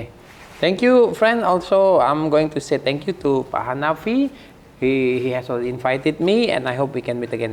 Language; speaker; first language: English; non-native, fluent; Indonesian